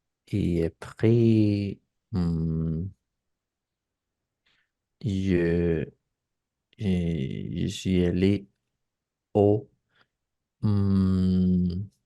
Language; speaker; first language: French; non-native, learner; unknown